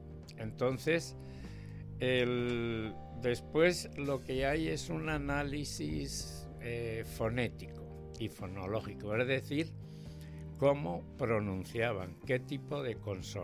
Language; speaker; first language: Spanish; native; Spanish